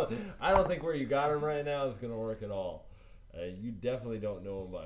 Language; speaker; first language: English; native; English